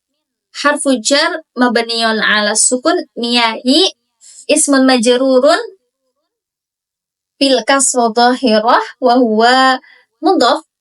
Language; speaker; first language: Arabic; non-native, learner; Indonesian